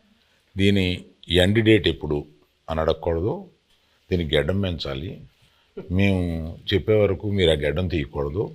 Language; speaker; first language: Telugu; native; Telugu